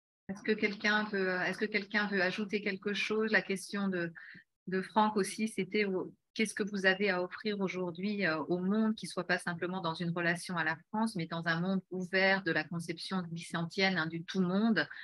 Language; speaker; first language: French; native; French